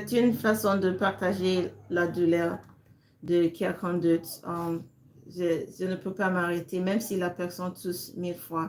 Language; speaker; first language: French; non-native, fluent; English